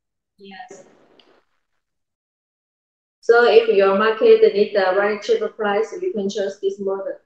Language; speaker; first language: English; non-native, learner; Chinese